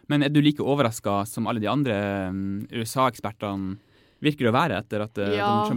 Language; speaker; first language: Norwegian; native; Norwegian